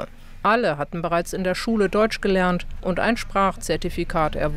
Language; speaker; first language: German; native; German